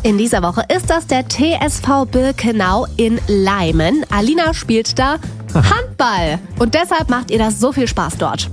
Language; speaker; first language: German; native; German